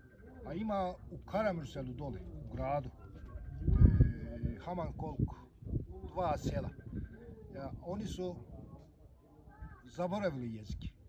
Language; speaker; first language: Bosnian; early bilingual, heritage; Bosnian